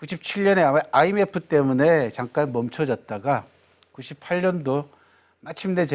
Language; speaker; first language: Korean; native; Korean